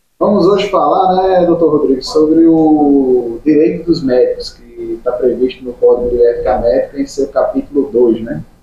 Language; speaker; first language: Portuguese; native; Portuguese